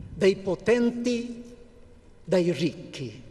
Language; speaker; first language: Italian; non-native, fluent; Filipino